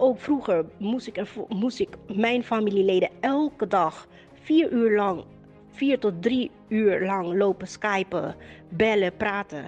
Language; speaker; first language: Dutch; native; Dutch